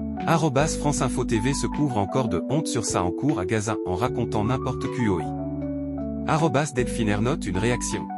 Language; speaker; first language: French; native; French